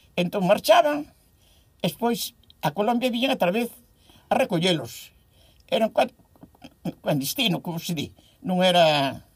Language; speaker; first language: Galician; native; Galician